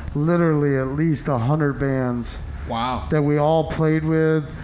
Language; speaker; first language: English; native; English